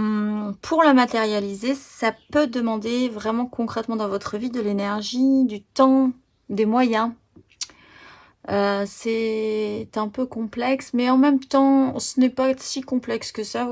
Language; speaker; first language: French; native; French